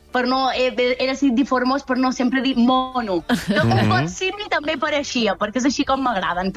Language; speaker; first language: Catalan; native; Catalan